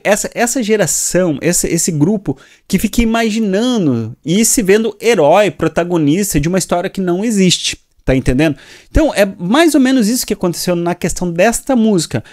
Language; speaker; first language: Portuguese; native; Portuguese